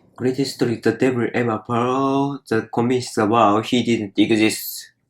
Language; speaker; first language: English; non-native, learner; Japanese